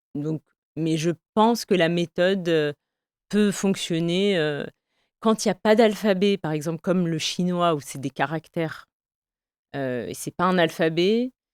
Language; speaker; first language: French; native; French